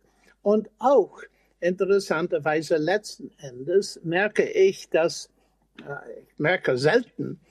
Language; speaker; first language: German; non-native, fluent; English